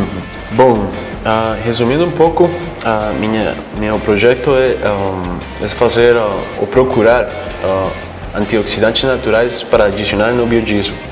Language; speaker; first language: Portuguese; non-native, fluent; Spanish